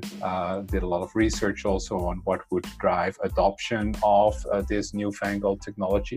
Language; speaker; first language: English; non-native, fluent; Dutch